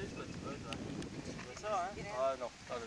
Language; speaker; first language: French; native; French